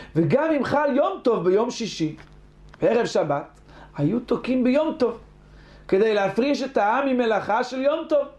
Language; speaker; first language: Hebrew; native; Hebrew